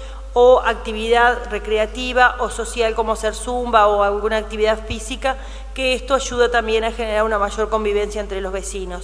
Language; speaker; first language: Spanish; native; Spanish